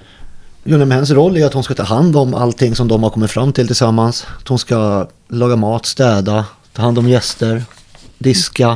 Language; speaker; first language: Swedish; native; Swedish